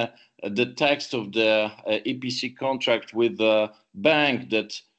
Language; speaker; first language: English; non-native, fluent; Polish